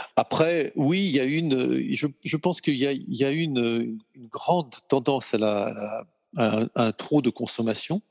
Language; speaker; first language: French; non-native, fluent; Ukrainian